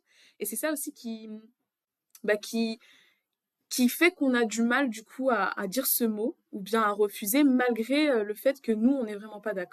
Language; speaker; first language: French; native; French